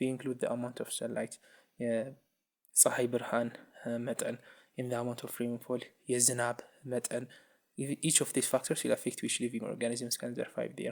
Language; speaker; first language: English; non-native, local second language; Amharic